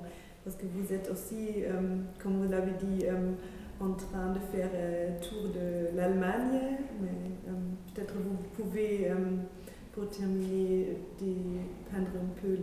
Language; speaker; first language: French; non-native, fluent; German